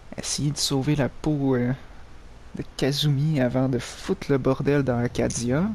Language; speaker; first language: French; native; French